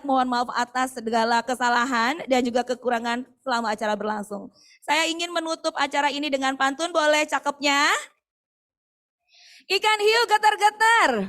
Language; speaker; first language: Indonesian; native; Indonesian